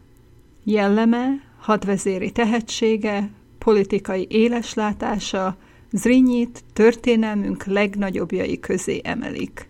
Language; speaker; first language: Hungarian; native; Hungarian